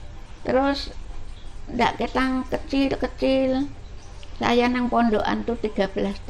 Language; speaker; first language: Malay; non-native, local second language; Javanese